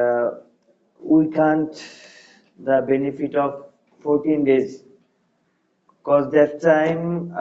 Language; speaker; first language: English; non-native, learner; Bangla